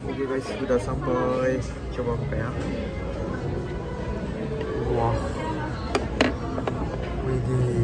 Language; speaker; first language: Indonesian; non-native, fluent; Japanese